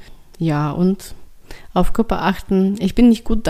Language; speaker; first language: German; non-native, fluent; Russian